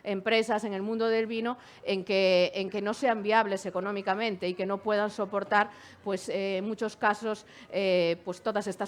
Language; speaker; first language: Spanish; native; Spanish